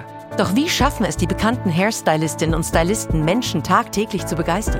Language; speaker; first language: German; native; German